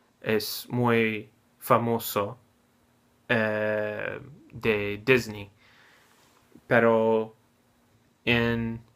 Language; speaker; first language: Spanish; non-native, learner; English